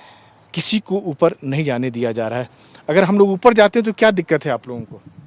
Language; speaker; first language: Hindi; native; Hindi